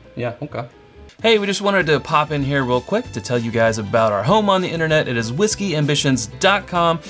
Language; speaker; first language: English; native; English